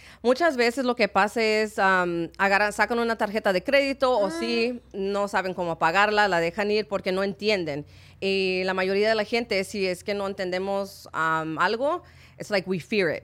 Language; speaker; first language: Spanish; early bilingual, heritage; Spanish